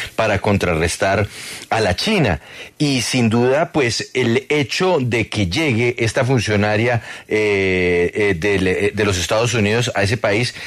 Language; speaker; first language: Spanish; native; Spanish